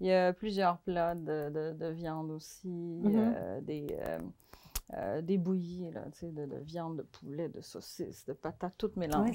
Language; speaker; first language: French; non-native, fluent; Portuguese